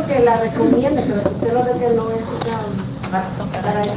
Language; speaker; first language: Spanish; native; Spanish